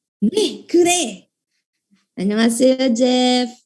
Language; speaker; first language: Korean; non-native, learner; Filipino